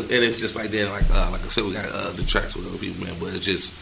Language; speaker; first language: English; native; English